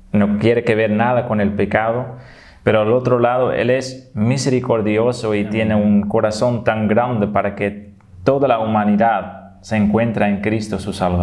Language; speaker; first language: Spanish; non-native, fluent; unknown